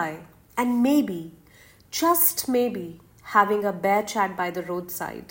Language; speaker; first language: English; non-native, local second language; Hindi